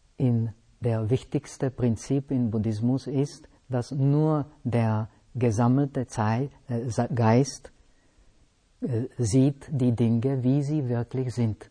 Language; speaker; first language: German; non-native, fluent; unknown